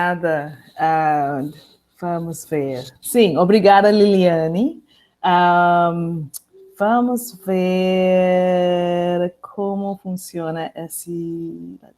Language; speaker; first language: Portuguese; non-native, fluent; English